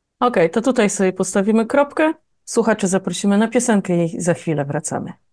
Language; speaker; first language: Polish; native; Polish